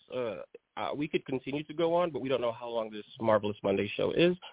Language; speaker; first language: English; early bilingual, other home language; Haitian Creole